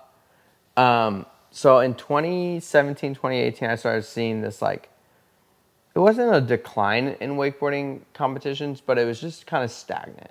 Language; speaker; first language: English; native; English